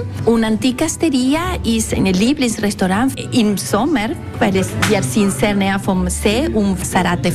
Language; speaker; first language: German; non-native, local second language; Italian